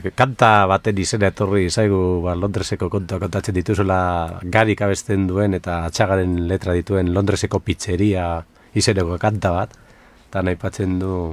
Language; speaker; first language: Basque; native; Basque